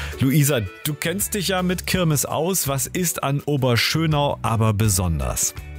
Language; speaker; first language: German; native; German